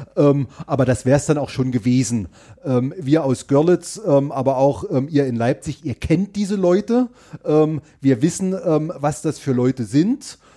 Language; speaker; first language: German; native; German